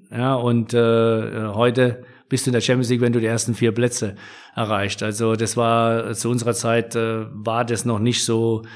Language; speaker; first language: German; native; German